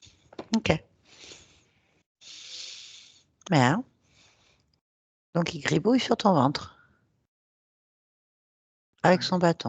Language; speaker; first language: French; native; French